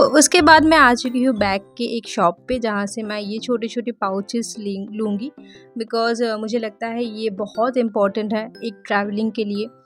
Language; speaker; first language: Hindi; non-native, local second language; Bangla